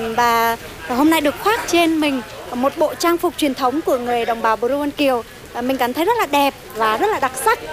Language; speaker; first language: Vietnamese; non-native, local second language; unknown